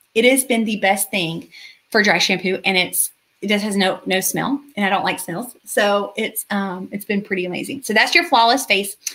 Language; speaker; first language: English; native; English